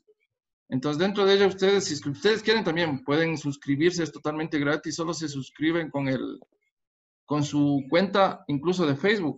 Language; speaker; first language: Spanish; native; Spanish